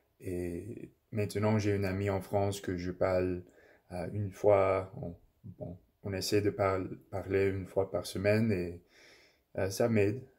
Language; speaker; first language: French; non-native, local second language; English